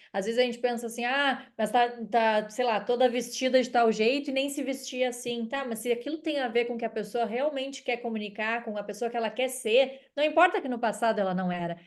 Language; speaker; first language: Portuguese; native; Portuguese